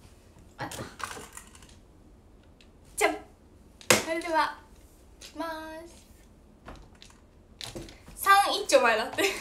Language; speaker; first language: Japanese; native; Japanese